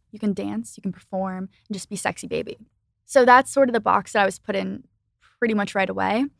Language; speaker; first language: English; native; English